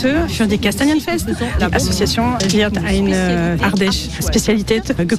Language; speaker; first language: German; non-native, learner; French